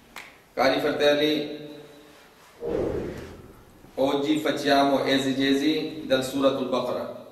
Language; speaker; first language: Italian; non-native, fluent; Urdu